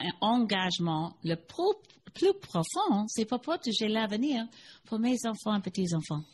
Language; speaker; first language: French; non-native, learner; English